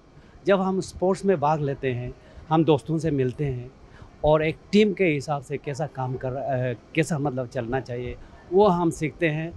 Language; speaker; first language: Hindi; non-native, local second language; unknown